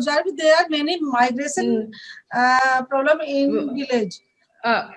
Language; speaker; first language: English; non-native, learner; Hindi